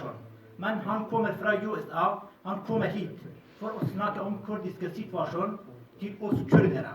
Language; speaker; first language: Norwegian; non-native, fluent; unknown